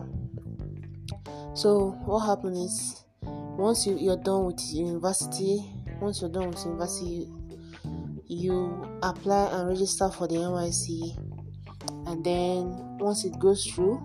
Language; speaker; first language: English; non-native, local second language; Igbo